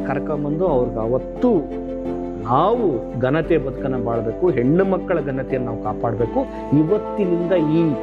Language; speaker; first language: Kannada; native; Kannada